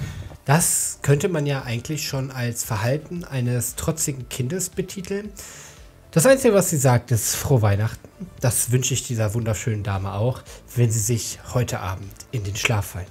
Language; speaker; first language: German; native; German